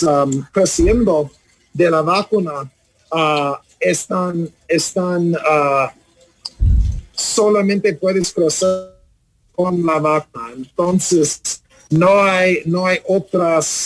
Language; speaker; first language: Spanish; non-native, learner; English